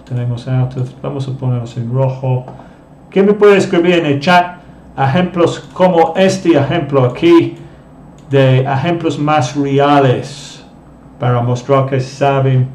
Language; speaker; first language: Spanish; non-native, fluent; English